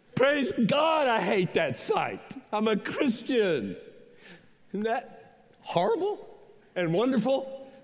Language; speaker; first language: English; native; English